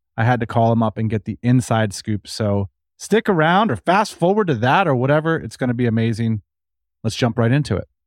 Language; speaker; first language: English; native; English